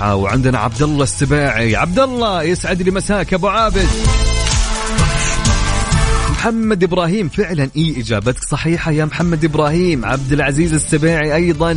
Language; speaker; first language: Arabic; native; Arabic